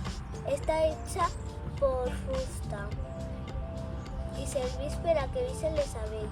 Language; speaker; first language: Catalan; non-native, local second language; Spanish